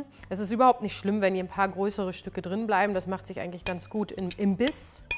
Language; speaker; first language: German; native; German